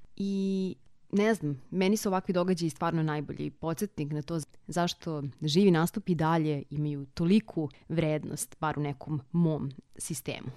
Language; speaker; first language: Serbian; native; Serbian